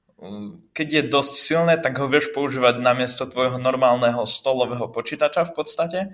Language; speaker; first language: Slovak; native; Slovak